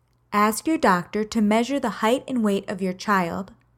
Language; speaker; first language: English; native; English